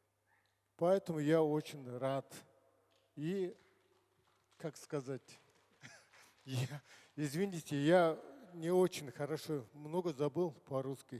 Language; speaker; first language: Russian; non-native, learner; Mongolian